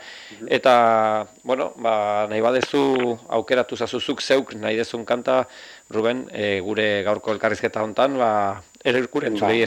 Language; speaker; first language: Basque; native; Basque